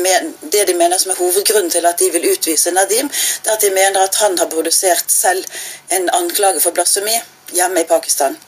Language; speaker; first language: Norwegian; native; Norwegian